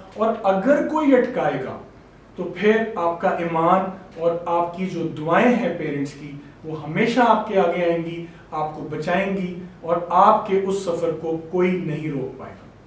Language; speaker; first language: Urdu; non-native, local second language; Punjabi